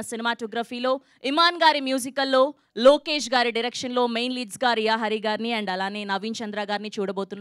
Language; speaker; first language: Telugu; native; Telugu